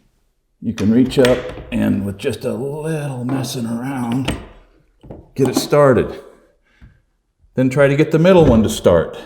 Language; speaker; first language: English; native; English